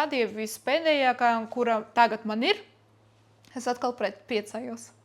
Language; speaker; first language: Latvian; non-native, local second language; Russian